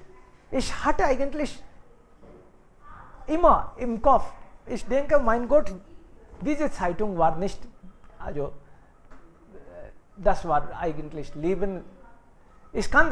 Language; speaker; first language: German; non-native, fluent; Hindi